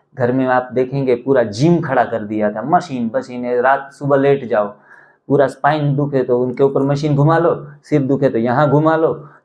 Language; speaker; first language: Hindi; non-native, local second language; Gujarati